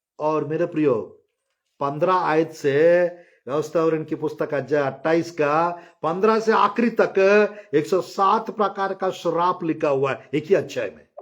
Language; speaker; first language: Hindi; non-native, local second language; Telugu